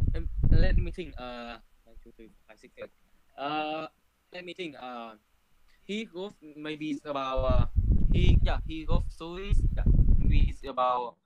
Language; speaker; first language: English; non-native, learner; Vietnamese